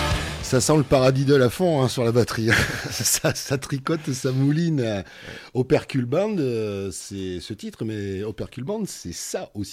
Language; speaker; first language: French; native; French